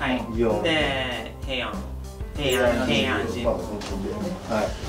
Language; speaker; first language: Japanese; non-native, fluent; English